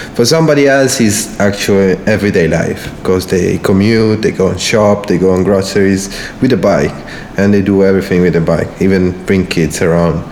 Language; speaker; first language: English; non-native, fluent; Italian